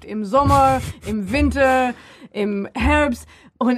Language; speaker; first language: German; non-native, learner; English